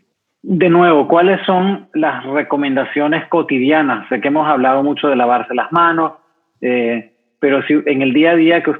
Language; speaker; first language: Spanish; native; Spanish